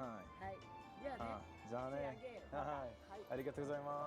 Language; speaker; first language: Japanese; non-native, learner; English